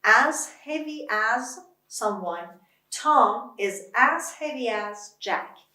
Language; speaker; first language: English; non-native, fluent; Persian